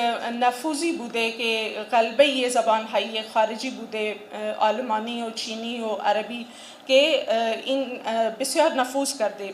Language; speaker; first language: Persian; non-native, fluent; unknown